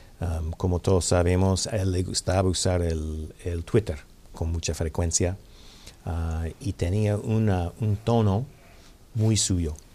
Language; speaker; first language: Spanish; non-native, fluent; English